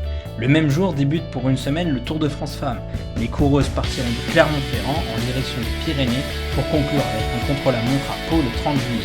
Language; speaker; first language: French; native; French